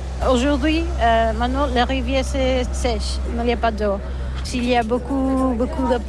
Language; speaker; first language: French; non-native, learner; Catalan